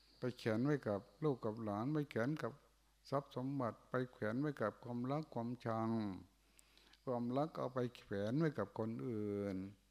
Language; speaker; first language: Thai; non-native, local second language; Northeastern Thai